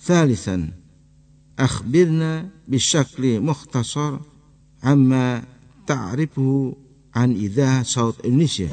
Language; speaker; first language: Arabic; non-native, fluent; Indonesian